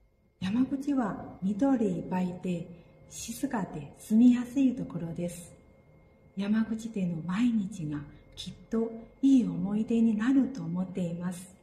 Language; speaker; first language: Japanese; non-native, fluent; Chinese